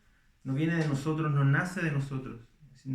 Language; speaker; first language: Spanish; native; Spanish